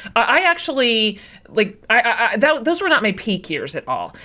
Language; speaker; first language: English; native; English